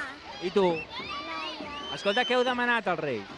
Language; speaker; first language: Catalan; native; Catalan